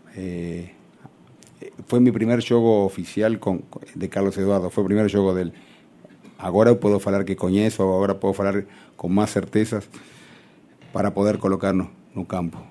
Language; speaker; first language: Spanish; native; Spanish